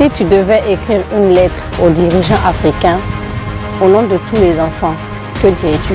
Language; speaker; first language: French; non-native, local second language; Fula